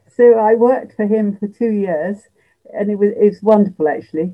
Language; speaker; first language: English; native; English